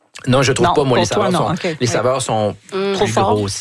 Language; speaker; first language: French; native; French